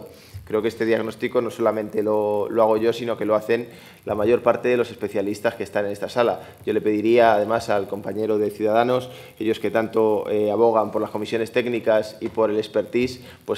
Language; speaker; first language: Spanish; native; Spanish